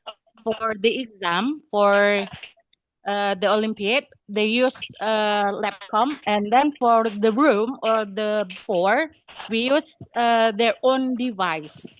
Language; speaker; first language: English; non-native, learner; Indonesian